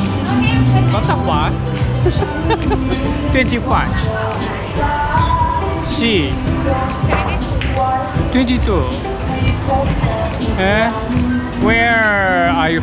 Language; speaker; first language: English; non-native, learner; Japanese